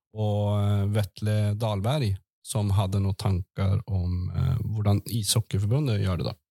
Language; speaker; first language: Norwegian; native; Norwegian